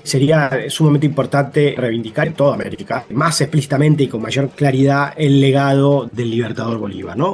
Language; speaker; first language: Spanish; native; Spanish